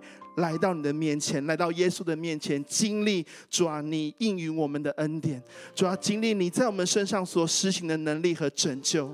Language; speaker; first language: Chinese; native; Chinese